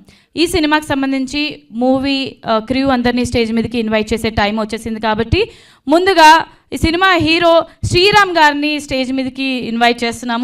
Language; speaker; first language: Telugu; native; Telugu